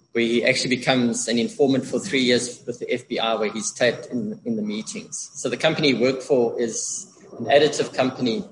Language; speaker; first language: English; native; English